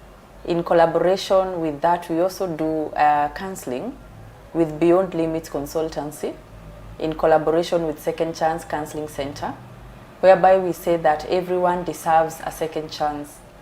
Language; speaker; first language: English; non-native, local second language; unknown